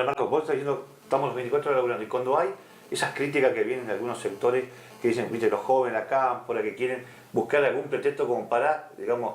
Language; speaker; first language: Spanish; native; Spanish